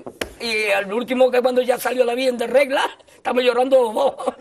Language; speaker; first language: Spanish; native; Spanish